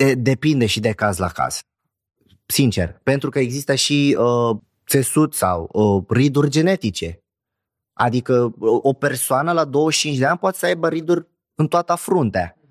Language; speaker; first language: Romanian; non-native, fluent; Arabic